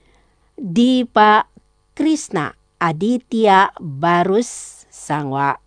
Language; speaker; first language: Japanese; non-native, fluent; Indonesian